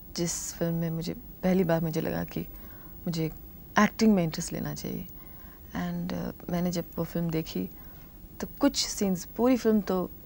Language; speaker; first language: Hindi; non-native, local second language; Telugu